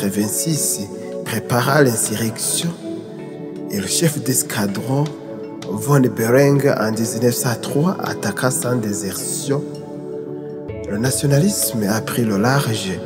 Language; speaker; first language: French; non-native, local second language; Rundi